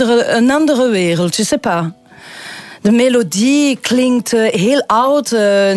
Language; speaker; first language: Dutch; non-native, local second language; French